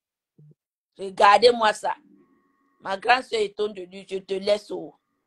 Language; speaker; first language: French; non-native, local second language; Lingala